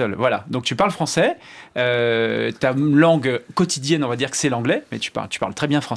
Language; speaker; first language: French; native; French